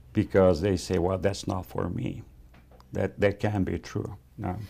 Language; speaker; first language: English; non-native, fluent; Spanish